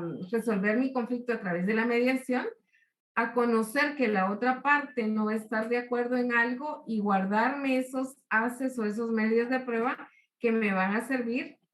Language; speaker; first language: Spanish; native; Spanish